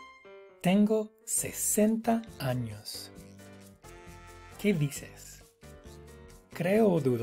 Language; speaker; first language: Spanish; non-native, fluent; English